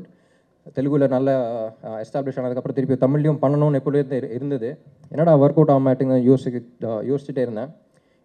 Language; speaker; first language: Tamil; non-native, local second language; Telugu